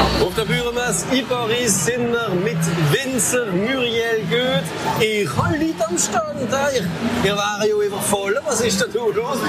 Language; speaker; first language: German; native; German